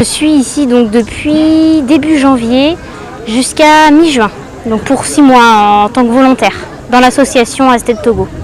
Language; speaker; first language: French; native; French